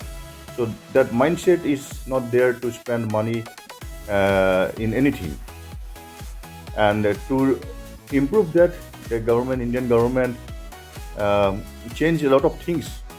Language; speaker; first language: English; non-native, local second language; Assamese